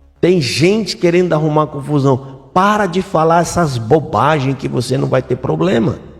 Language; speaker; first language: Portuguese; native; Portuguese